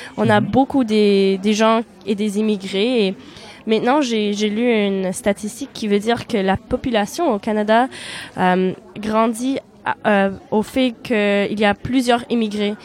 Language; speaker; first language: French; non-native, fluent; Polish